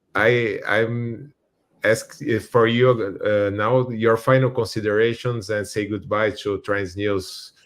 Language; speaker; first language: English; non-native, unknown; Portuguese